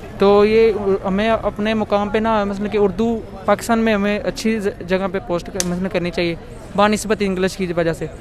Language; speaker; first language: Urdu; non-native, local second language; Punjabi